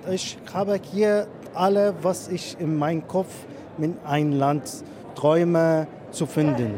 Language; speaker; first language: German; non-native, learner; Arabic